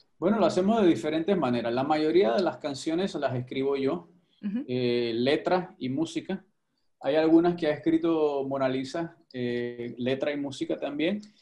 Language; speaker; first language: Spanish; native; Spanish